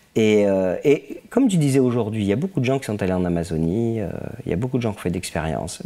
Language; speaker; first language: French; native; French